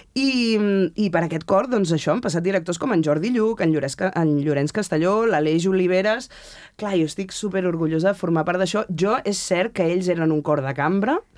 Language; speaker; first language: Catalan; native; Catalan